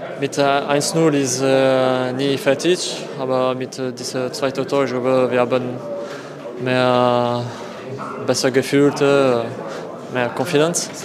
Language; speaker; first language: German; non-native, learner; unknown